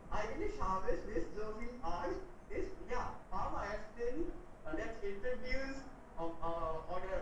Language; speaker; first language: German; non-native, learner; Hindi